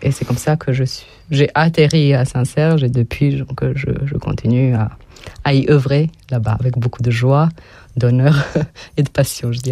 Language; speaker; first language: French; non-native, fluent; Serbian